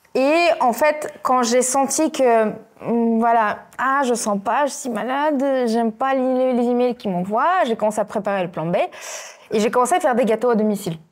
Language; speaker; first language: French; non-native, fluent; Russian